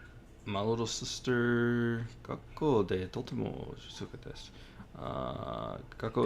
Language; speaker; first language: Japanese; non-native, learner; English